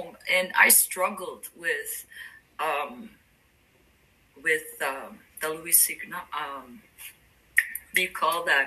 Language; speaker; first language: English; native; English